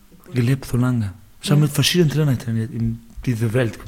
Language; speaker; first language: German; non-native, learner; Baluchi